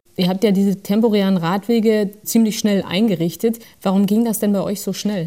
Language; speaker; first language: German; native; German